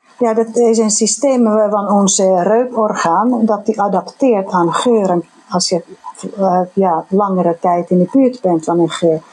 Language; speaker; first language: Dutch; non-native, fluent; Finnish